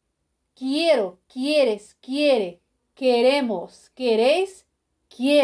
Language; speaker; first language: Spanish; non-native, fluent; Portuguese